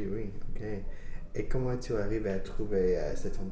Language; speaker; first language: French; non-native, fluent; English